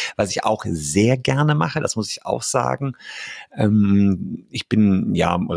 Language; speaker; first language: German; native; German